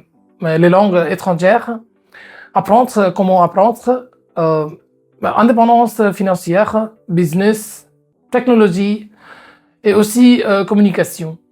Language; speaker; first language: French; non-native, fluent; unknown